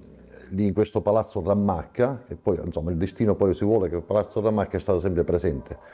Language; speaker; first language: Italian; native; Italian